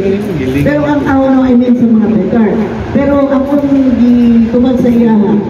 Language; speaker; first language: Filipino; non-native, local second language; Cebuano